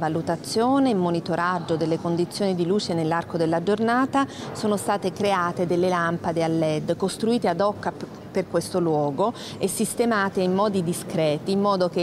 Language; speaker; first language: Italian; native; Italian